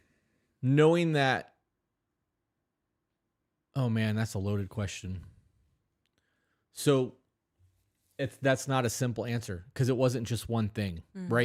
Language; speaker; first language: English; native; English